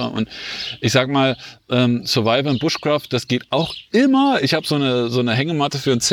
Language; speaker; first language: German; native; German